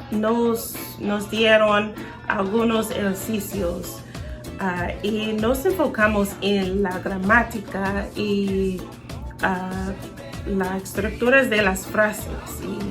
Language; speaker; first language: Spanish; non-native, learner; English